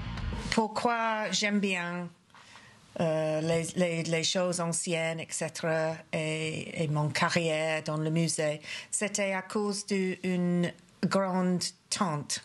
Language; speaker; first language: French; non-native, fluent; English